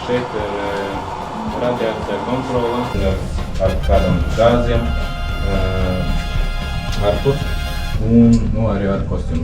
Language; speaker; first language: Latvian; non-native, local second language; Russian